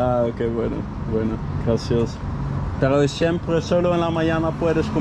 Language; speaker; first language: Spanish; non-native, learner; Dutch